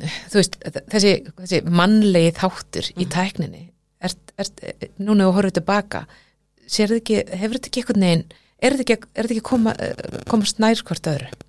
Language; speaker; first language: Icelandic; native; Icelandic